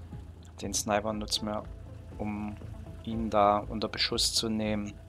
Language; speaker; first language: German; native; German